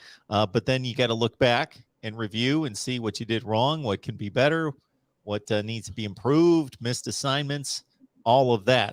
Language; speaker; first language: English; native; English